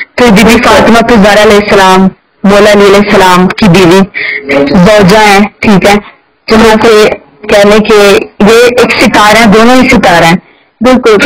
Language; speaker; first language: Urdu; native; Urdu